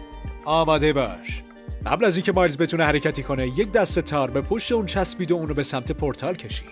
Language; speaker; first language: Persian; native; Persian